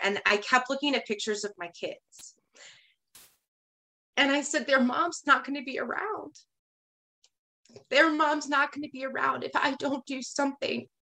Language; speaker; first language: English; native; English